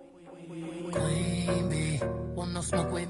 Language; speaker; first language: English; native; English